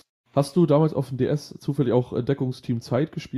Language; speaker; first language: German; native; German